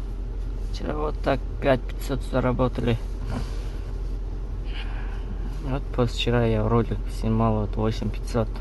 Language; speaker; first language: Russian; non-native, learner; Kyrgyz